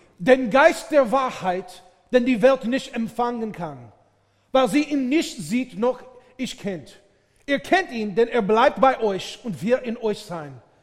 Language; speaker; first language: German; non-native, learner; English